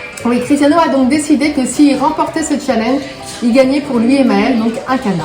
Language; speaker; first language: French; native; French